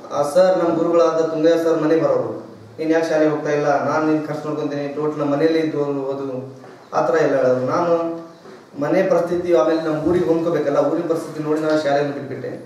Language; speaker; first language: Kannada; non-native, local second language; Lambadi